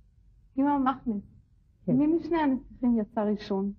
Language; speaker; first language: Hebrew; native; Hebrew